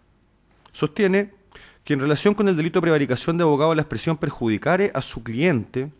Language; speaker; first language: Spanish; native; Spanish